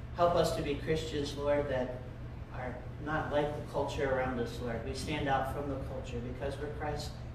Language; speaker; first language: English; native; English